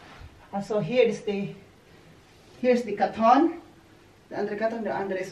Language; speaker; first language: German; non-native, learner; Filipino